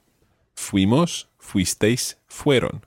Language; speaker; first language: Spanish; non-native, fluent; English